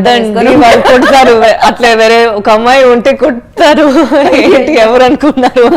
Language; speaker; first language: Telugu; non-native, fluent; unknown